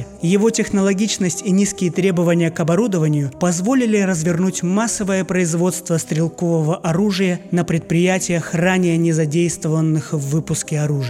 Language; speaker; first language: Russian; native; Russian